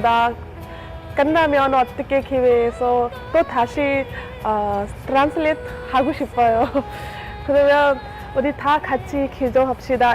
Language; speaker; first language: Korean; non-native, learner; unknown